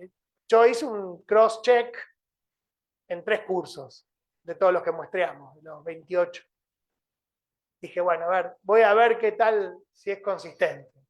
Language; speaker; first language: Spanish; native; Spanish